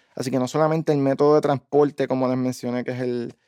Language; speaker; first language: Spanish; native; Spanish